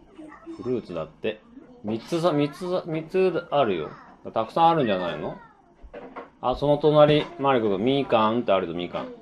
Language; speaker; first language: Japanese; native; Japanese